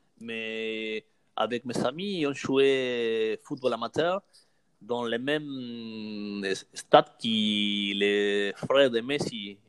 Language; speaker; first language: French; non-native, learner; Spanish